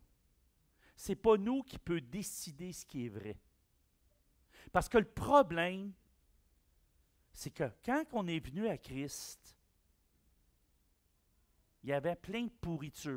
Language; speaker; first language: French; native; French